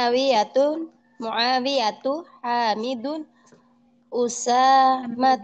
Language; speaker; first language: Arabic; non-native, learner; Indonesian